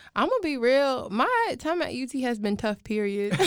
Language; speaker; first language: English; native; English